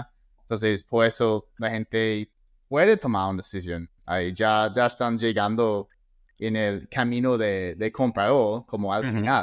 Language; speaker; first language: Spanish; non-native, fluent; English